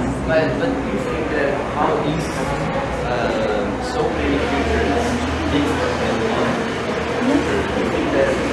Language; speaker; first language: English; non-native, learner; Portuguese